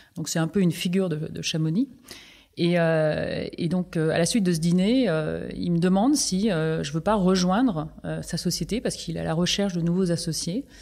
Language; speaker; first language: French; native; French